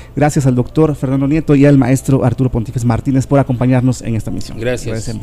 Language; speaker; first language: Spanish; native; Spanish